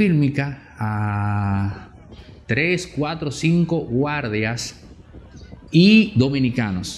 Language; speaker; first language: Spanish; native; Spanish